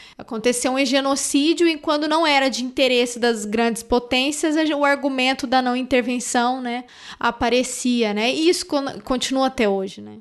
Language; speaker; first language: Portuguese; native; Portuguese